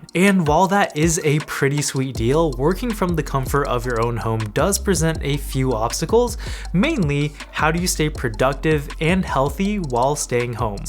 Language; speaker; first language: English; native; English